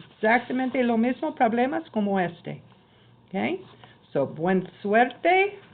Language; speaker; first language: Spanish; non-native, learner; English